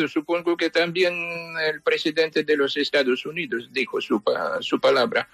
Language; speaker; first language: Spanish; non-native, fluent; Ukrainian